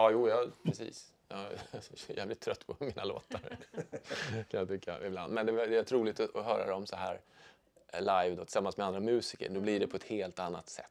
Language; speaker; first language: Swedish; native; Swedish